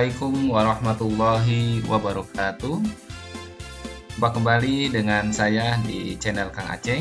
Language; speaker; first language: Indonesian; native; Indonesian